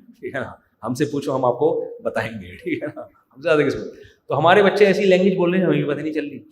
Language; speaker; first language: Urdu; native; Urdu